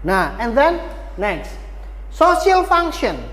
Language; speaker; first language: English; non-native, fluent; Indonesian